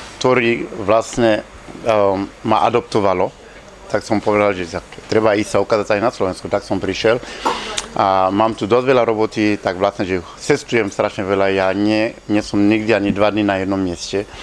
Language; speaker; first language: Slovak; non-native, fluent; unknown